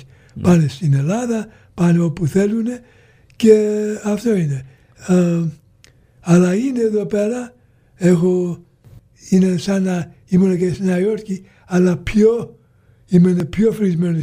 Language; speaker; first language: Greek; early bilingual, heritage; Greek